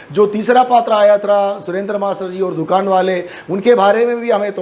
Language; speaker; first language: Hindi; non-native, local second language; Malayalam